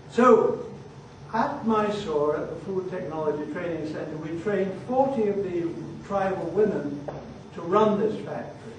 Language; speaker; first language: English; native; English